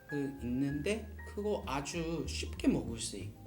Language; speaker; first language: Korean; non-native, learner; Japanese